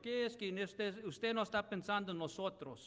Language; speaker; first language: Spanish; non-native, learner; English